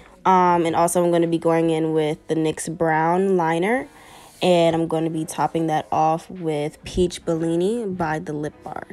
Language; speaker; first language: English; native; English